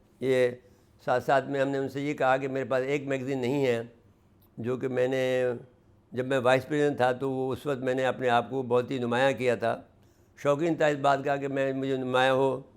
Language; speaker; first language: Urdu; native; Urdu